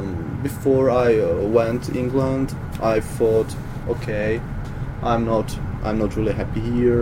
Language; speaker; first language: English; non-native, fluent; Czech